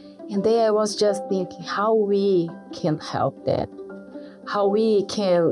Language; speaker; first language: English; non-native, fluent; Portuguese